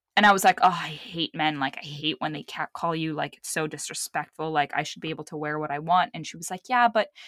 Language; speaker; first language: English; early bilingual, other home language; Arabic